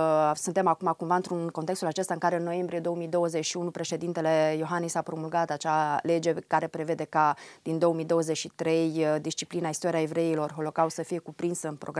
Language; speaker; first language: Romanian; native; Romanian